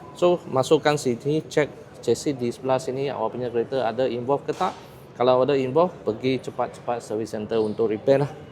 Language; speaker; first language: Malay; non-native, local second language; Chinese